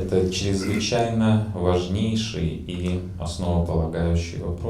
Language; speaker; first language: Russian; native; Russian